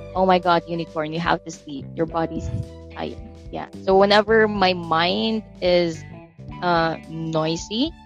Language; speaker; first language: English; non-native, local second language; Filipino